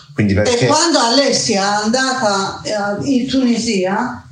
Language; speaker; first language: Italian; non-native, fluent; Persian